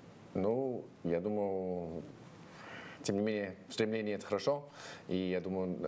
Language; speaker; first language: Russian; non-native, fluent; English